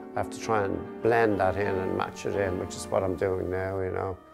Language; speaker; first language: English; native; English